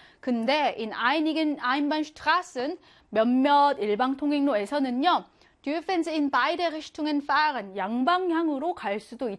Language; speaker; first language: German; non-native, fluent; Korean